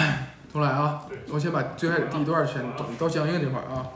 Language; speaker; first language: Chinese; native; Chinese